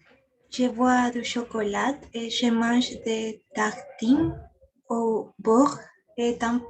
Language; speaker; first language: French; non-native, learner; Spanish